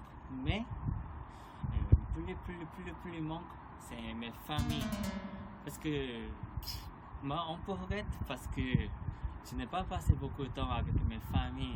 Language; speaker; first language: French; non-native, learner; Korean